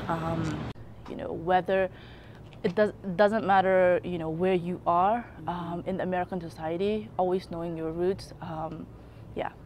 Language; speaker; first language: English; early bilingual, other home language; Kachin